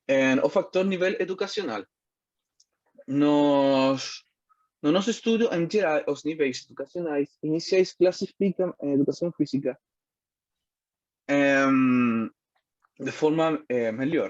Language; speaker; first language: Portuguese; non-native, learner; Spanish